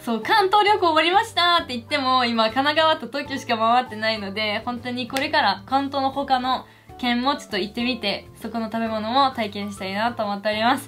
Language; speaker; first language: Japanese; non-native, fluent; French